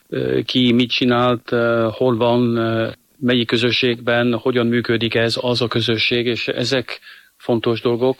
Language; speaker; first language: Hungarian; non-native, fluent; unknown